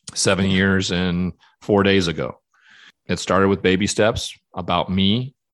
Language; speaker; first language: English; native; English